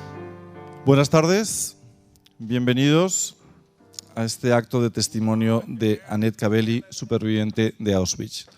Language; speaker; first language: Spanish; native; Spanish